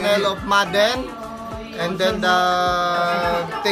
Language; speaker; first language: English; non-native, local second language; Filipino